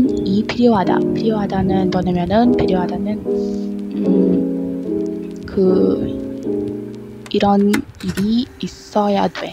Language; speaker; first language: Korean; non-native, learner; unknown